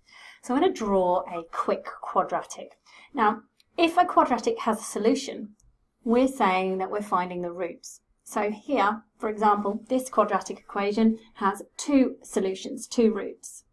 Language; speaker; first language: English; native; English